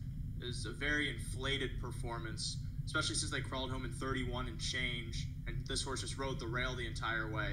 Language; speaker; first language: English; native; English